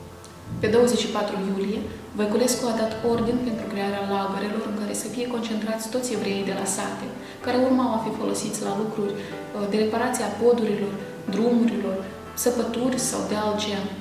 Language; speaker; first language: Romanian; native; Romanian